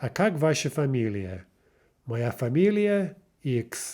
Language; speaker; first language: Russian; non-native, fluent; English